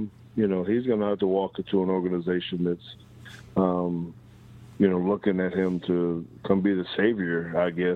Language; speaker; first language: English; native; English